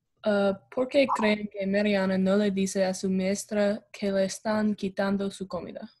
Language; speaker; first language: Spanish; non-native, learner; English